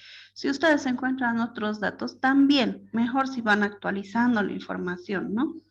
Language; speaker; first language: Spanish; native; Spanish